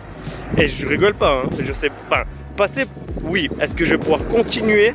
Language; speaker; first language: French; native; French